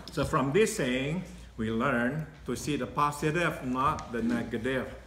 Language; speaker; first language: English; non-native, fluent; Indonesian